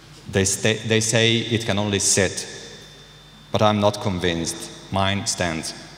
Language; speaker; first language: English; non-native, fluent; Hungarian